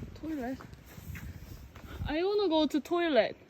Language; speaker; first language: English; non-native, learner; Korean